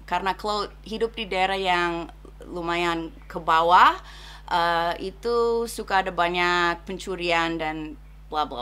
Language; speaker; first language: Indonesian; non-native, fluent; English